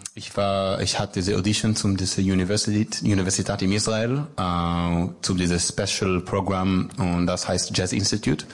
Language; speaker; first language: German; non-native, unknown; Hebrew